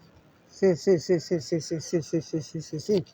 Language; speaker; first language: Italian; non-native, learner; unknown